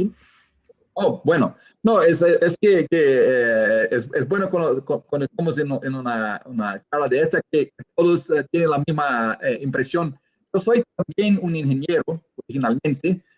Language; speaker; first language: Spanish; non-native, fluent; Portuguese